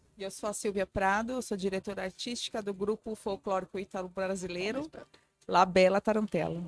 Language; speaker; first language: Portuguese; native; Portuguese